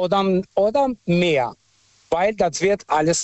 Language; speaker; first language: German; non-native, fluent; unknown